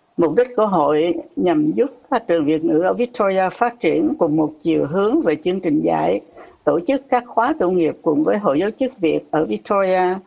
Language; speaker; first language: Vietnamese; native; Vietnamese